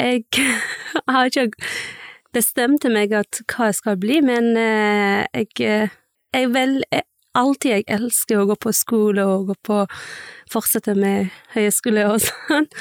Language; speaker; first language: Norwegian; early bilingual, other home language; Persian